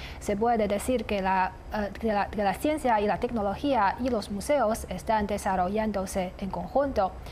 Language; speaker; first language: Spanish; non-native, fluent; Chinese